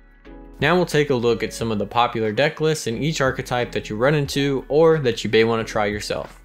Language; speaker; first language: English; native; English